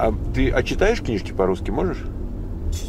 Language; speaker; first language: Russian; native; Russian